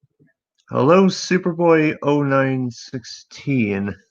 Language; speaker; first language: English; native; English